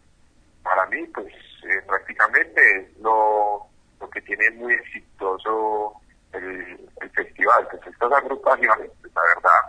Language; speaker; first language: Spanish; native; Spanish